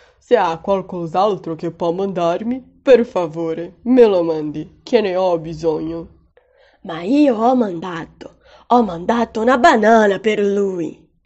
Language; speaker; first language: Italian; non-native, learner; Portuguese